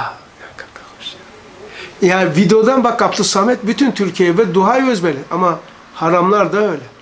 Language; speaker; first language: Turkish; native; Turkish